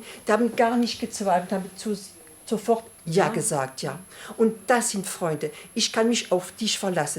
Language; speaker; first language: German; early bilingual, heritage; French